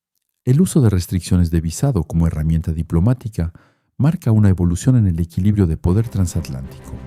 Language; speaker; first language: Spanish; non-native, fluent; French